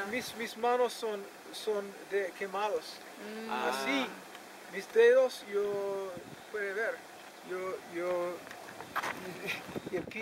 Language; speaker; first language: Spanish; non-native, learner; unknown